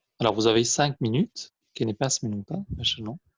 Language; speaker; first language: French; non-native, fluent; Albanian